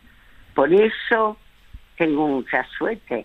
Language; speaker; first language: Spanish; non-native, fluent; French